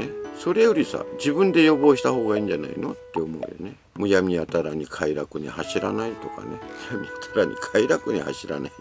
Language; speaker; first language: Japanese; native; Japanese